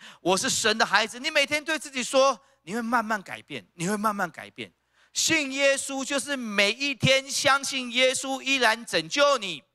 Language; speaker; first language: Chinese; native; Chinese